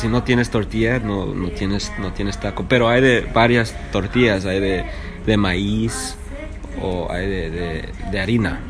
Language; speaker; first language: Spanish; early bilingual, heritage; Spanish